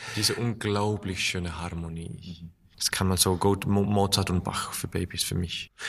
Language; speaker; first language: German; non-native, learner; Icelandic